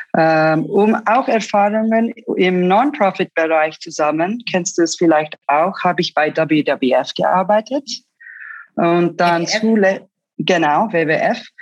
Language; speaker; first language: German; early bilingual, other home language; Turkish